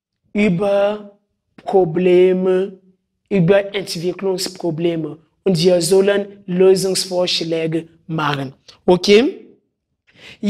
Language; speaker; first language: German; non-native, fluent; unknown